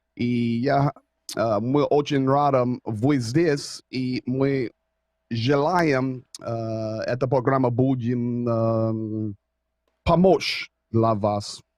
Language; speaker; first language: Russian; non-native, learner; English